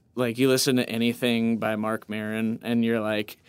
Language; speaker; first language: English; native; English